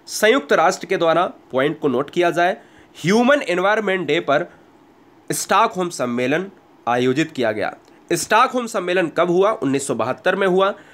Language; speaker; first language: Hindi; native; Hindi